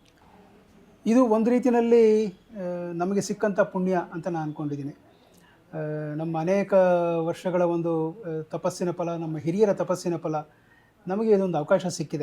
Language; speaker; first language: Kannada; native; Kannada